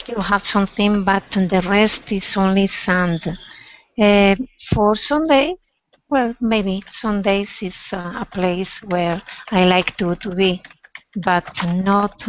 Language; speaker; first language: English; non-native, learner; Spanish